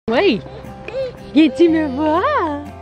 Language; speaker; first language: French; native; French